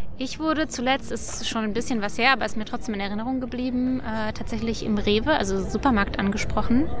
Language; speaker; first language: German; native; German